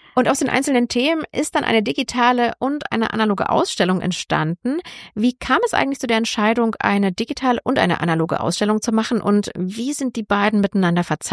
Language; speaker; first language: German; native; German